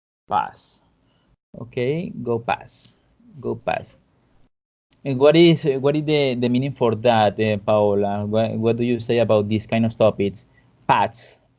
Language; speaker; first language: English; non-native, fluent; Spanish